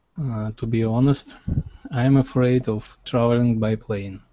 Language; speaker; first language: English; non-native, learner; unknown